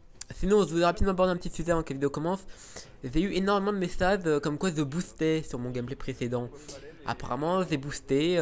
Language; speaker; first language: French; native; French